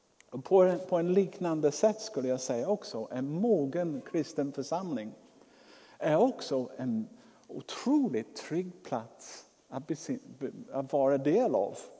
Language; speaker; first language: Swedish; non-native, fluent; English